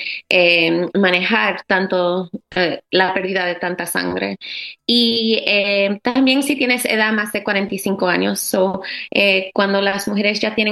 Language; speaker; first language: Spanish; early bilingual, heritage; Spanish